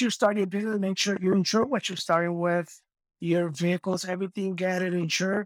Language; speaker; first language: English; non-native, fluent; Spanish